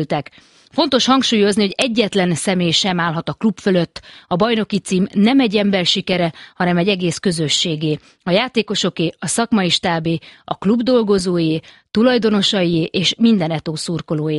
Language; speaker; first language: Hungarian; native; Hungarian